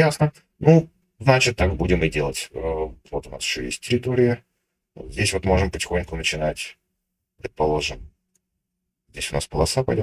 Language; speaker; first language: Russian; native; Russian